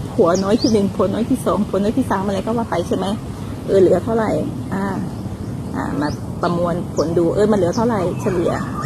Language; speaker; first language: Thai; non-native, local second language; Northern Khmer